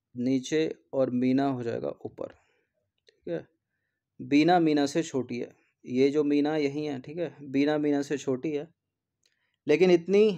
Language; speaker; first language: Hindi; native; Hindi